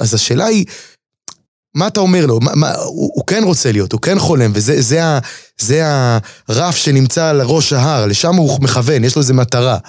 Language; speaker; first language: Hebrew; native; Hebrew